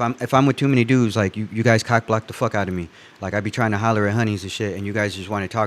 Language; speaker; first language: English; native; English